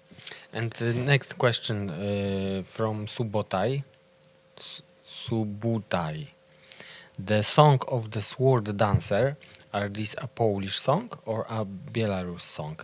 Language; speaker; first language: English; non-native, learner; Polish